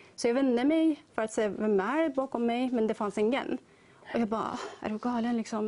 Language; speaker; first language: Swedish; non-native, learner; Persian